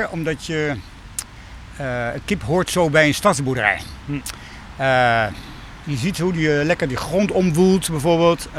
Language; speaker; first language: Dutch; native; Dutch